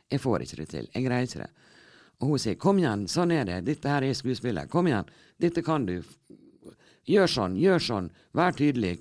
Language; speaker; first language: Norwegian; native; Norwegian